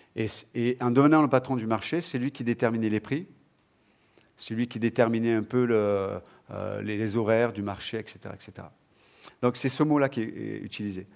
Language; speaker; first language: French; native; French